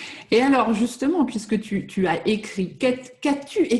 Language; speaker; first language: French; native; French